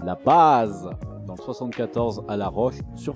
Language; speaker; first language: French; native; French